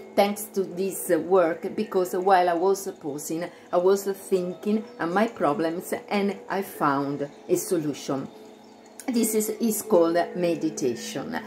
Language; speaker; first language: English; non-native, fluent; Italian